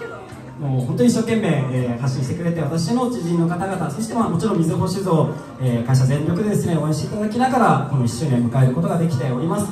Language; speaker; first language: Japanese; native; Japanese